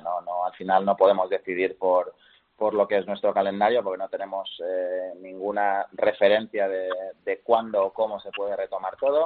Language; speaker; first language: Spanish; native; Spanish